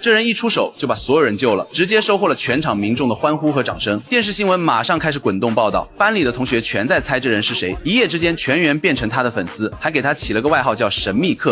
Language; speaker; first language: Chinese; native; Chinese